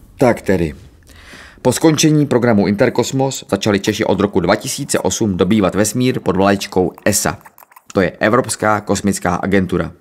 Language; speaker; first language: Czech; native; Czech